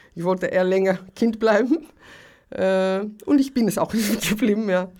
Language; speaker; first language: German; early bilingual, other home language; Greek